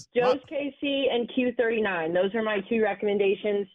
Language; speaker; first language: English; native; English